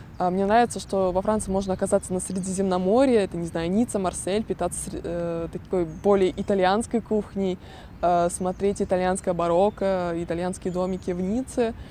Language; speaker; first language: Russian; native; Russian